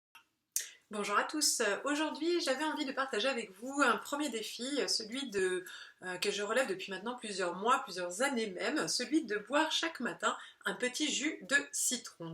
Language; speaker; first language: French; native; French